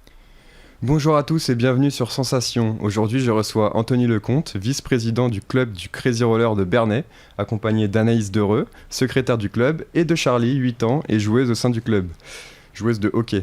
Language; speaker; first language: French; native; French